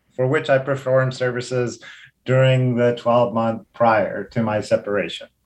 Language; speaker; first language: English; native; English